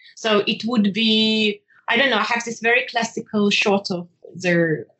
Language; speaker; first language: English; non-native, fluent; Ukrainian